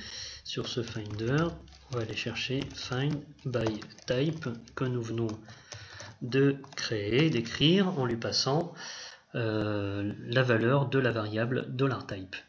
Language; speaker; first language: French; native; French